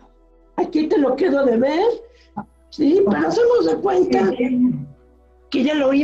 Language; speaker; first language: Spanish; native; Spanish